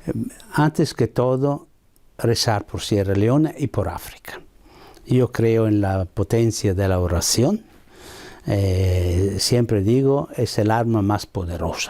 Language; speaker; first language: Spanish; non-native, fluent; Italian